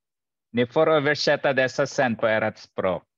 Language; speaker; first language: Swedish; non-native, fluent; Arabic